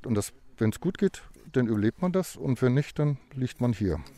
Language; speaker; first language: German; native; German